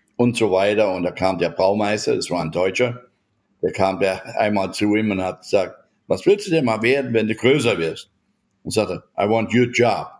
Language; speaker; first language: German; native; German